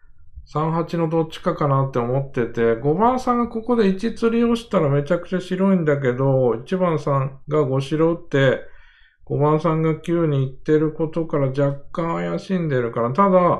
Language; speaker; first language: Japanese; native; Japanese